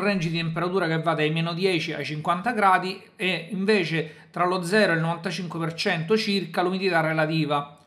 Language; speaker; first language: Italian; native; Italian